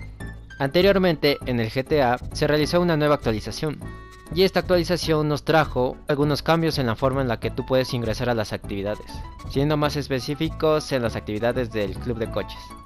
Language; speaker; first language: Spanish; native; Spanish